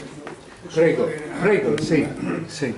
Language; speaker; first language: Italian; non-native, fluent; English